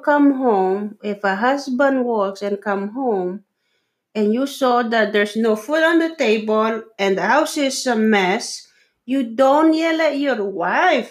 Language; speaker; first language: English; non-native, local second language; Filipino